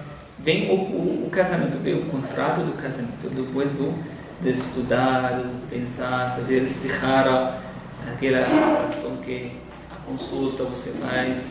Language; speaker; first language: Portuguese; non-native, fluent; Arabic